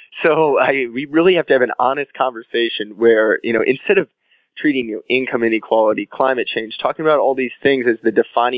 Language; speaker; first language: English; native; English